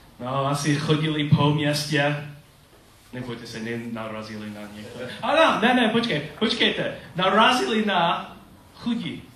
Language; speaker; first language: Czech; non-native, learner; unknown